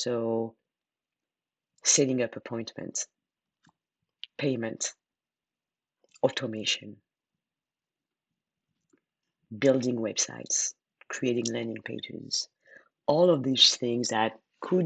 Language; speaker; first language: English; non-native, fluent; French